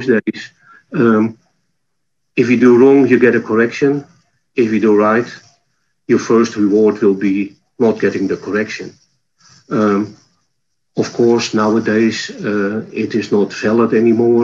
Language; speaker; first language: English; non-native, fluent; Dutch